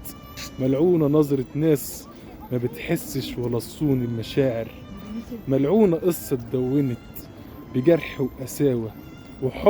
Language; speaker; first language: Arabic; native; Arabic